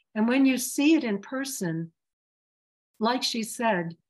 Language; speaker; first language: English; early bilingual, other home language; Yiddish